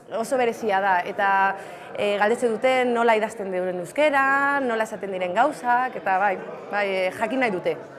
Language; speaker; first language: Basque; non-native, local second language; Spanish